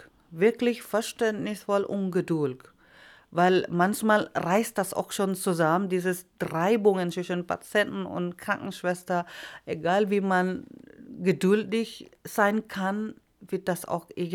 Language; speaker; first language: German; non-native, fluent; Iloko